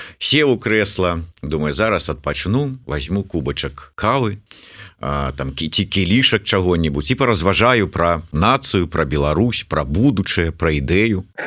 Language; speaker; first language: Belarusian; non-native, local second language; Russian